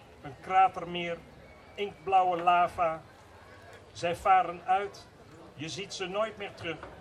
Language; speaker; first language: Dutch; native; Dutch